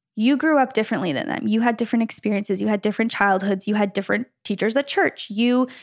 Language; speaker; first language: English; native; English